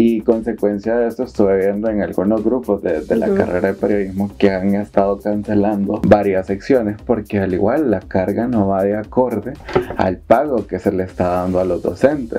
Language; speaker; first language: Spanish; native; Spanish